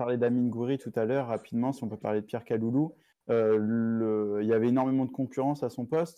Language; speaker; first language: French; native; French